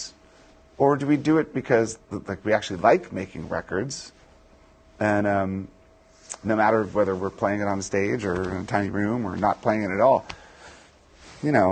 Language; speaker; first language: English; native; English